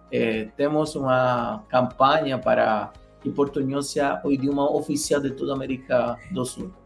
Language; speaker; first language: Portuguese; non-native, fluent; Spanish